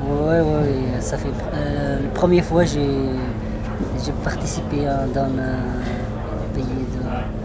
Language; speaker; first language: French; non-native, learner; Arabic